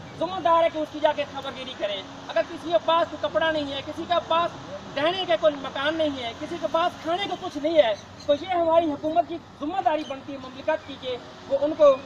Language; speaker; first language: Urdu; non-native, local second language; Punjabi